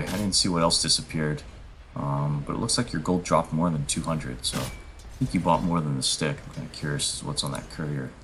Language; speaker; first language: English; native; English